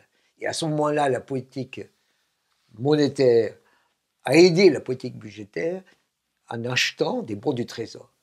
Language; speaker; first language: French; native; French